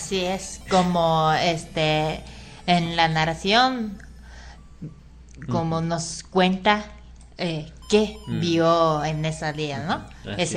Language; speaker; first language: Spanish; non-native, fluent; Japanese